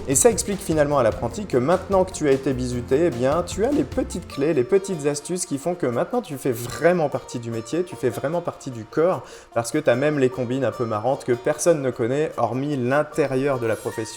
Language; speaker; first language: French; native; French